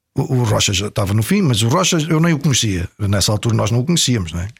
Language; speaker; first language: Portuguese; native; Portuguese